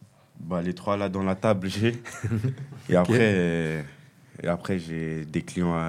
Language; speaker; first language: French; early bilingual, other home language; Kabuverdianu